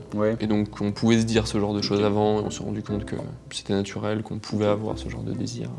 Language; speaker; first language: French; native; French